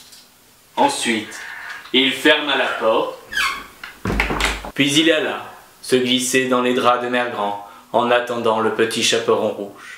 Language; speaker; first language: French; native; French